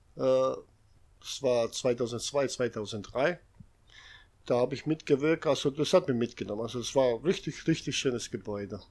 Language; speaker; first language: German; non-native, fluent; Serbian